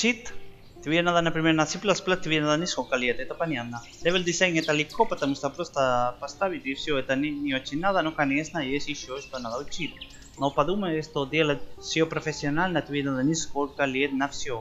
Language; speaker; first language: Russian; non-native, learner; Spanish